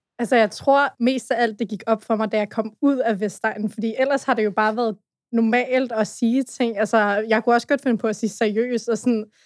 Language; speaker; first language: Danish; early bilingual, other home language; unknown